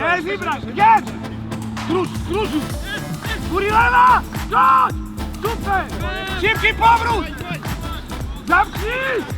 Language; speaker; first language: Polish; native; Polish